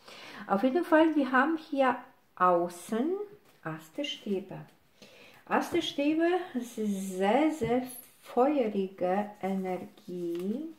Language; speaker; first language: German; non-native, fluent; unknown